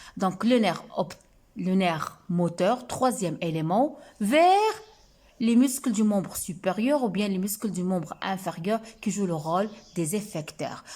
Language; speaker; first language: French; non-native, local second language; Arabic